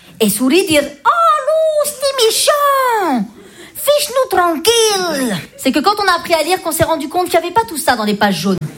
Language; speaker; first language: French; early bilingual, other home language; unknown